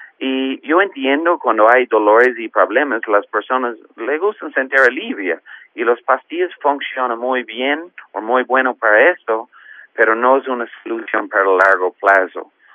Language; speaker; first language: Spanish; non-native, fluent; English